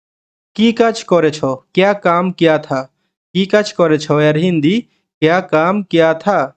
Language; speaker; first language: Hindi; non-native, fluent; Bangla